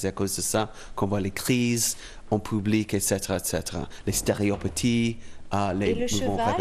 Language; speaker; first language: French; non-native, fluent; English